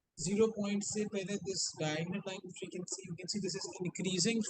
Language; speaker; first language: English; non-native, local second language; Urdu